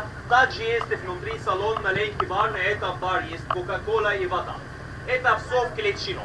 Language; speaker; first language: Russian; non-native, learner; Arabic